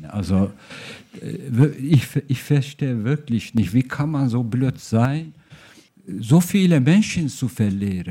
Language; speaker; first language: German; non-native, fluent; Turkish